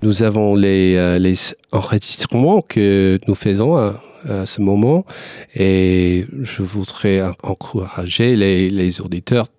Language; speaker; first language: French; non-native, learner; English